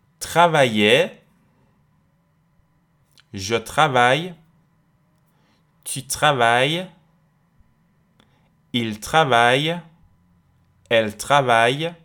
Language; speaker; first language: French; non-native, fluent; Persian